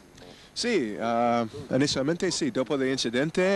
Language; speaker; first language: Italian; non-native, learner; English